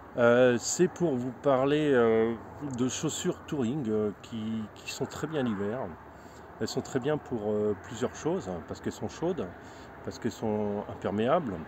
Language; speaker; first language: French; native; French